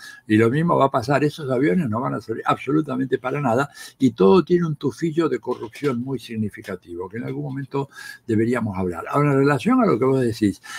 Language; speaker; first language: Spanish; native; Spanish